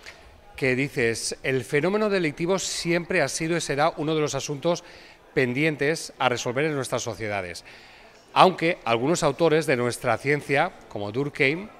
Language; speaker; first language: Spanish; non-native, local second language; Catalan